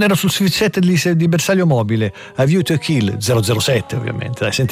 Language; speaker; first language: Italian; native; Italian